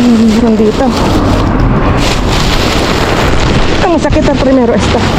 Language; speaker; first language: Spanish; non-native, learner; Filipino